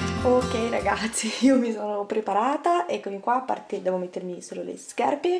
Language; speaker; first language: Italian; native; Italian